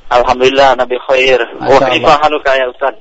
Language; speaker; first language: Arabic; non-native, learner; Indonesian